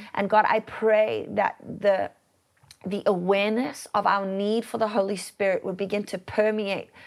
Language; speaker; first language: English; native; English